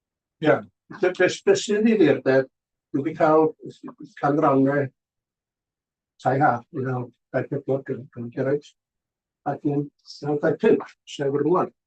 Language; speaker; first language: Welsh; native; Welsh